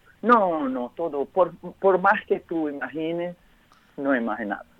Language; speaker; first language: Spanish; non-native, learner; Portuguese